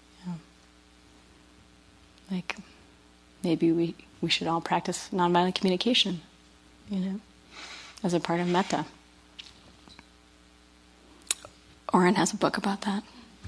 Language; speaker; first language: English; native; English